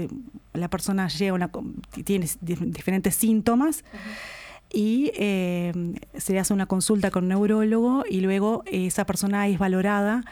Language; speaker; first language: Spanish; native; Spanish